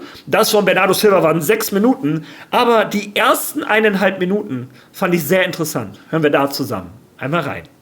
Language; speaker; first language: German; native; German